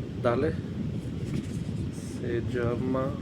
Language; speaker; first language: Spanish; non-native, fluent; Portuguese